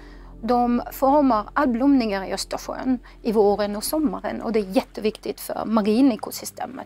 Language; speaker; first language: Swedish; non-native, fluent; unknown